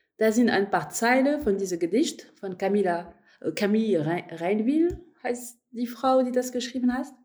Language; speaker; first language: German; non-native, fluent; French